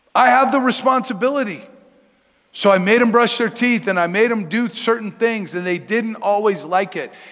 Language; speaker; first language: English; native; English